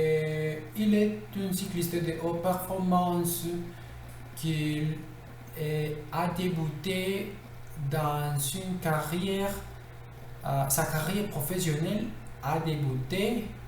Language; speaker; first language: French; non-native, learner; Spanish